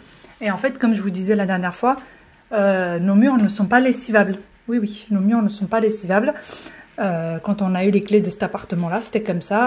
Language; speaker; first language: French; native; French